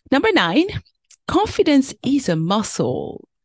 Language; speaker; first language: English; early bilingual, other home language; French